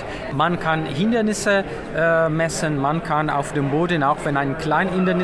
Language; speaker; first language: German; non-native, learner; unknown